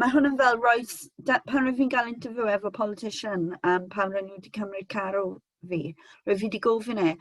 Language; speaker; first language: Welsh; non-native, local second language; English